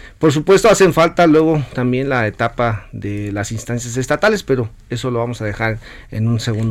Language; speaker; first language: Spanish; native; Spanish